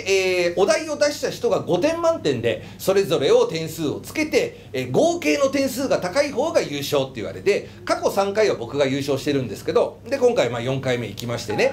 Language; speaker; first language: Japanese; native; Japanese